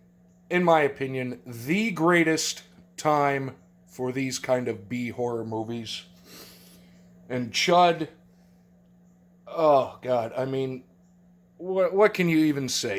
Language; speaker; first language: English; native; English